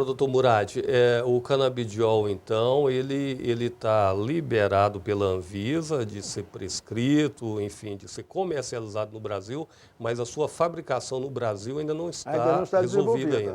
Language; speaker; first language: Portuguese; native; Portuguese